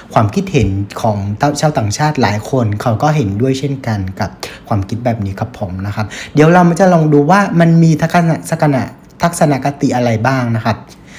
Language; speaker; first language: Thai; non-native, fluent; Vietnamese